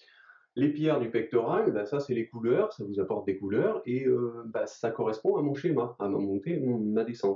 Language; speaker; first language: French; native; French